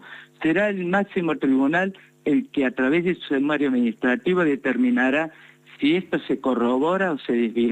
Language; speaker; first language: Spanish; native; Spanish